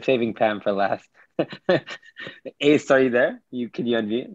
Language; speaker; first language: English; native; English